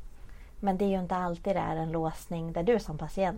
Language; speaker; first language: Swedish; native; Swedish